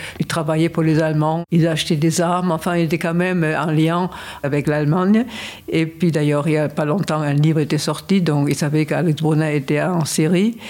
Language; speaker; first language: French; non-native, fluent; German